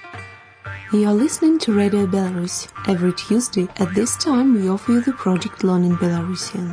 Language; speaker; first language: English; non-native, fluent; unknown